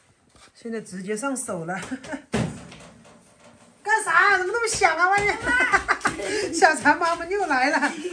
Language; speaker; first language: Chinese; native; Chinese